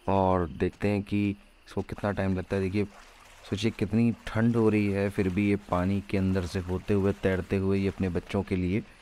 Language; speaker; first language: Hindi; native; Hindi